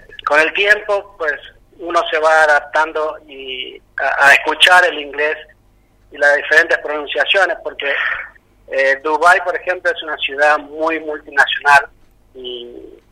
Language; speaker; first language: Spanish; native; Spanish